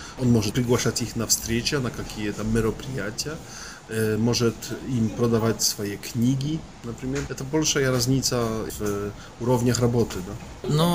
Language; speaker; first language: Russian; non-native, learner; Polish